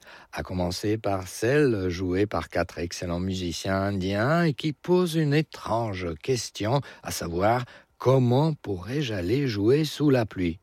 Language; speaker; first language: French; native; French